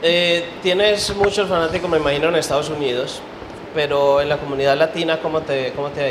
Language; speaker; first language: Spanish; native; Spanish